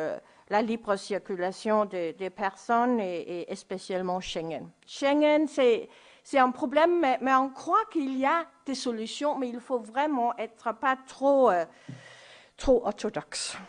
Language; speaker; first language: French; non-native, fluent; Danish